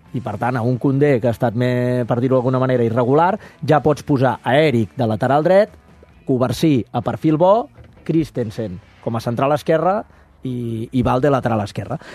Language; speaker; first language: Catalan; native; Catalan